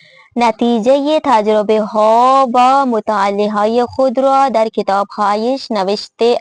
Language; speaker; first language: Persian; non-native, fluent; Urdu